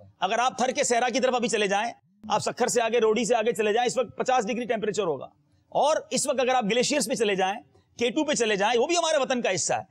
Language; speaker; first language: Urdu; native; Urdu